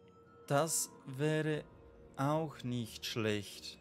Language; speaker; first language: German; native; German